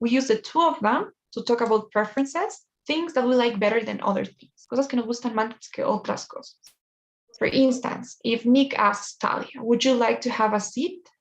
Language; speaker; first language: English; non-native, fluent; Spanish